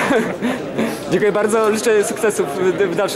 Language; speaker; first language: Polish; native; Polish